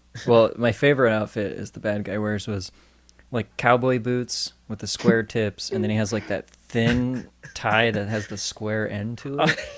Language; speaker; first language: English; native; English